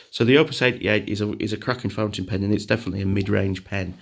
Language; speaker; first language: English; native; English